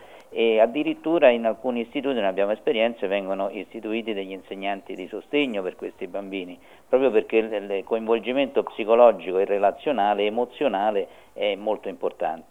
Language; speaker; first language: Italian; native; Italian